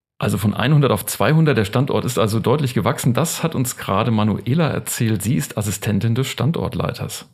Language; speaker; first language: German; native; German